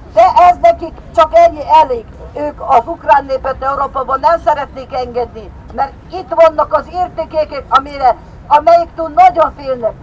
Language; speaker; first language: Hungarian; non-native, fluent; Ukrainian